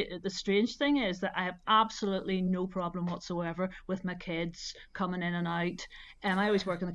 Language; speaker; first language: English; native; English